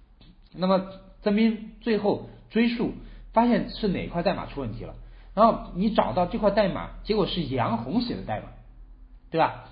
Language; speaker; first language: Chinese; native; Chinese